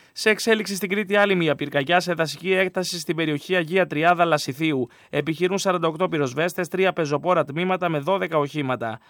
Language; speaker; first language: Greek; native; Greek